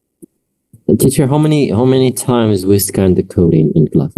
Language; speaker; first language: English; non-native, learner; Arabic